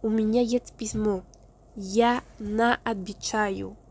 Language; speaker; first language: Russian; non-native, learner; Spanish